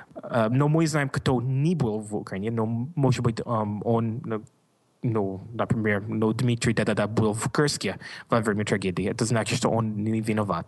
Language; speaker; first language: Russian; non-native, learner; English